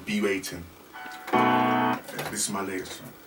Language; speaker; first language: English; native; English